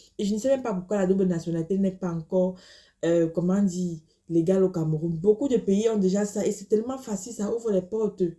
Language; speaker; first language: French; native; French